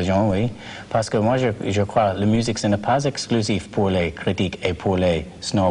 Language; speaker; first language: French; non-native, learner; English